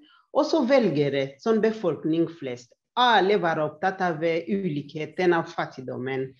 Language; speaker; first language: Swedish; non-native, fluent; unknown